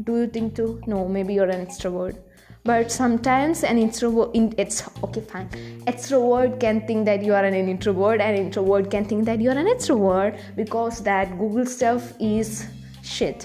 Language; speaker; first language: English; non-native, local second language; Malayalam